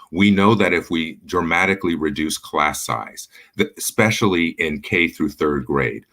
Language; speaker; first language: English; native; English